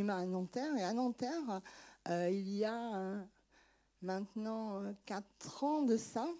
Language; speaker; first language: French; native; French